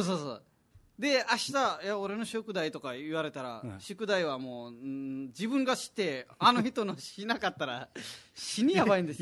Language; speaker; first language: Japanese; non-native, fluent; Nepali